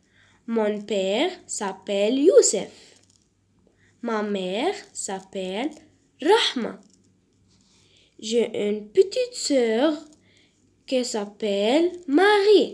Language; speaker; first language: French; non-native, learner; Arabic